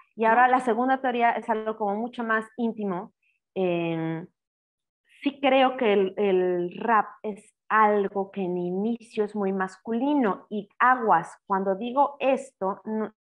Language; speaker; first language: Spanish; native; Spanish